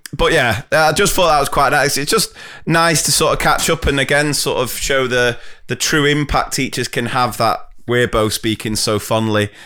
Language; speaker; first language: English; native; English